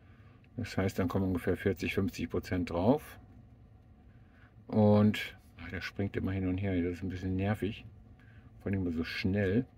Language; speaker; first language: German; native; German